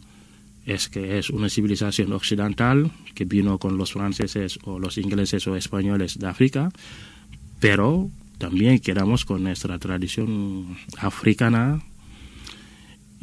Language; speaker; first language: Spanish; non-native, fluent; Wolof